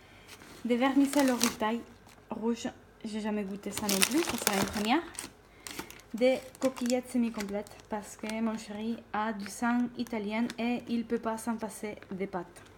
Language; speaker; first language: French; non-native, fluent; Spanish